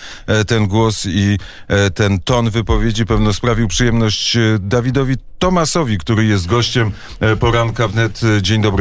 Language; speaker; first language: Polish; native; Polish